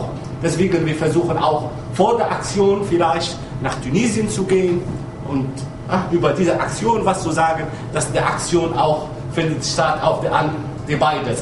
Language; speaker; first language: German; non-native, fluent; Arabic